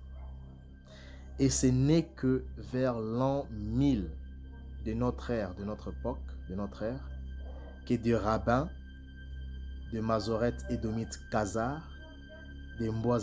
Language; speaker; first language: French; non-native, local second language; Kongo